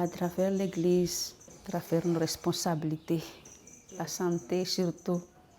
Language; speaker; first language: French; non-native, local second language; Malagasy